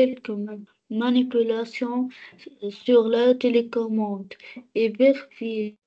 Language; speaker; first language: French; non-native, learner; Arabic